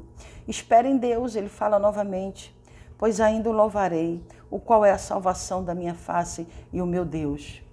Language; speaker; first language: Portuguese; native; Portuguese